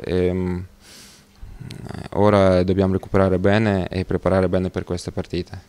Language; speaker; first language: Italian; non-native, learner; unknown